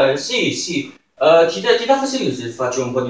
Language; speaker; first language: Italian; early bilingual, heritage; English